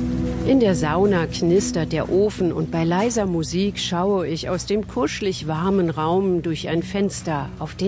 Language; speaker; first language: German; native; German